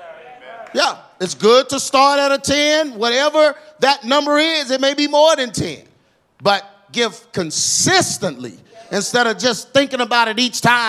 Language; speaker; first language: English; native; English